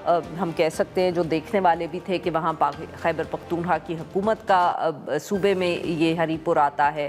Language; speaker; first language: Urdu; native; Urdu